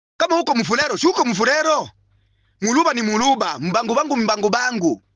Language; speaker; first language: Swahili; non-native, local second language; Bembe